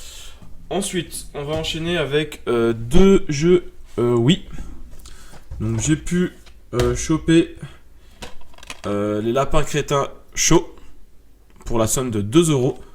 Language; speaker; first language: French; native; French